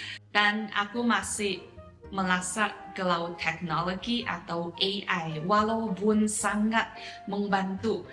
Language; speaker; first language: Indonesian; non-native, fluent; Chinese